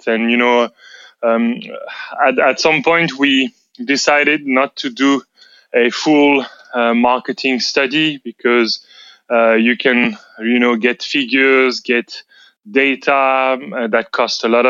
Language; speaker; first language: English; non-native, fluent; French